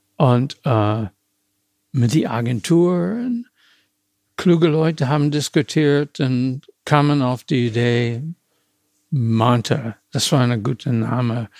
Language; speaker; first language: German; non-native, fluent; English